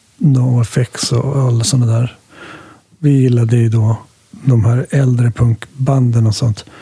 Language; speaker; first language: Swedish; early bilingual, other home language; Finnish